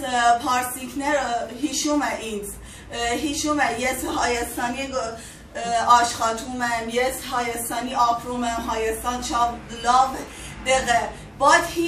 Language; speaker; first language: Armenian; non-native, learner; Persian